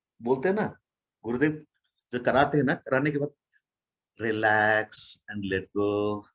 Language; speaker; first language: Hindi; non-native, local second language; Odia